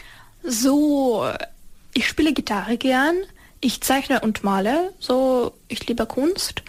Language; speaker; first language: German; non-native, fluent; Ukrainian